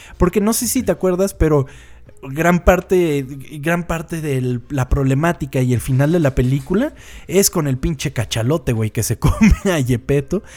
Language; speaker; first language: Spanish; native; Spanish